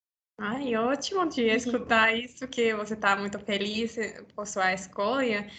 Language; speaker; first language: Portuguese; non-native, learner; Finnish